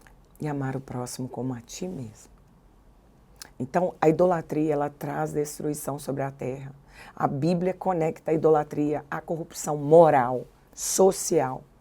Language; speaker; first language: Portuguese; native; Portuguese